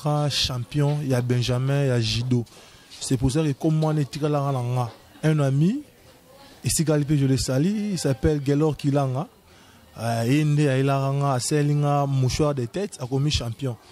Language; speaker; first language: French; non-native, local second language; Lingala